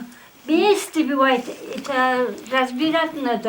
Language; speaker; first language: Russian; non-native, local second language; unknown